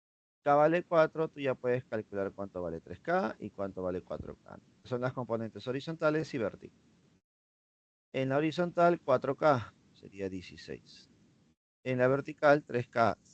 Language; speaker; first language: Spanish; native; Spanish